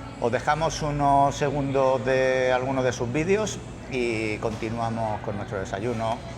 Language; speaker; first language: Spanish; native; Spanish